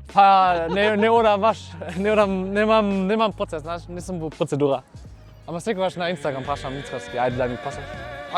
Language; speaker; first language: Macedonian; non-native, fluent; German